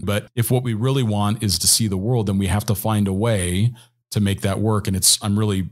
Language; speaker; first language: English; native; English